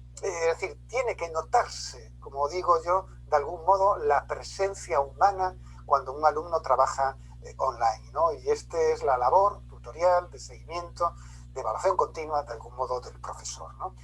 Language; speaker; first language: Spanish; native; Spanish